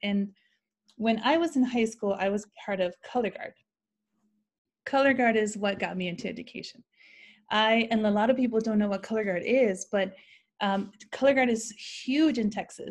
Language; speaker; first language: English; non-native, fluent; Spanish